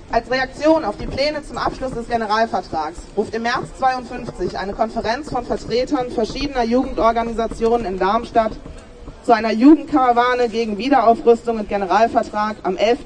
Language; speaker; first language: German; native; German